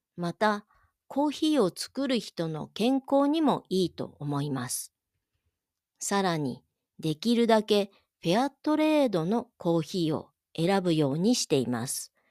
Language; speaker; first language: Japanese; native; Japanese